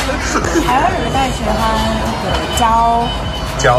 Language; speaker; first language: Chinese; non-native, learner; Japanese